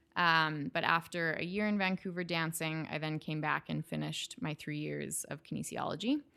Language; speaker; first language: English; native; English